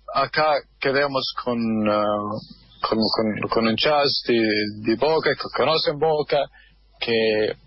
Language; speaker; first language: Spanish; non-native, fluent; Arabic